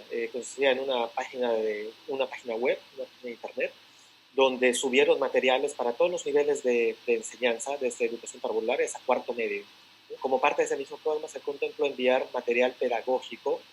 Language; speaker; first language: Spanish; native; Spanish